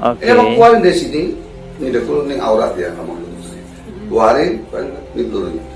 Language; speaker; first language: Indonesian; native; Indonesian